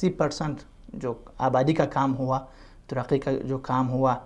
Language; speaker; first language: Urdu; non-native, fluent; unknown